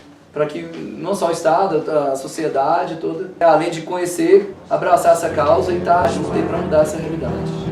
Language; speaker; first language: Portuguese; native; Portuguese